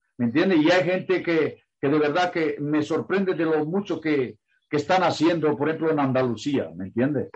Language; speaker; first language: Spanish; non-native, fluent; Romanian